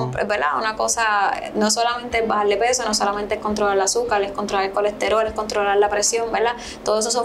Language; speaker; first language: Spanish; native; Spanish